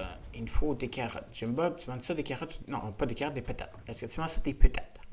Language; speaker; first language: French; native; French